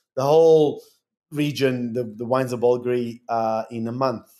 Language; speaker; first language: English; non-native, fluent; Italian